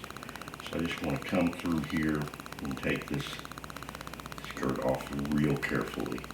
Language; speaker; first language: English; native; English